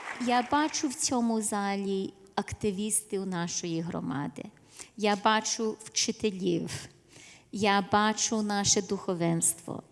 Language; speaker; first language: Ukrainian; early bilingual, heritage; Ukrainian